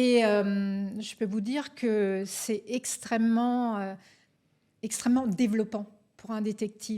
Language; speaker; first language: French; native; French